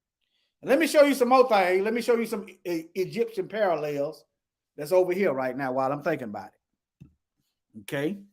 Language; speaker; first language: English; native; English